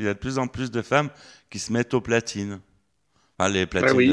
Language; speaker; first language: French; native; French